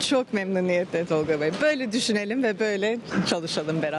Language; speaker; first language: Turkish; early bilingual, heritage; Turkish